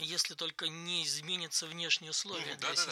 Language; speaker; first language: Russian; native; Russian